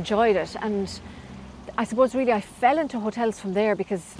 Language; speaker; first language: English; native; English